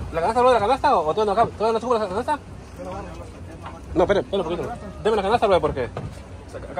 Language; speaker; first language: Spanish; native; Spanish